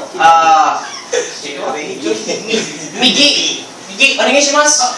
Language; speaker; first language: Japanese; non-native, learner; Filipino